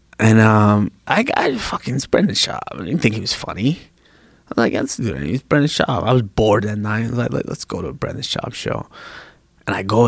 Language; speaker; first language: English; early bilingual, other home language; Yoruba